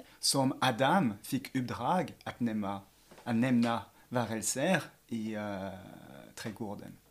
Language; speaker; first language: Swedish; non-native, fluent; French